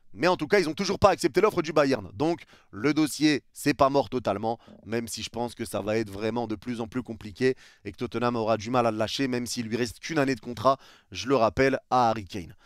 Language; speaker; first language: French; native; French